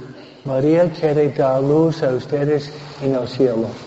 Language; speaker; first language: Spanish; non-native, fluent; English